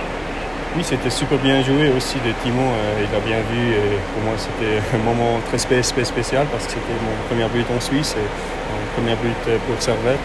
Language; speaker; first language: French; non-native, learner; German